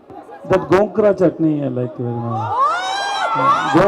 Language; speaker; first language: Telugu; non-native, learner; Tamil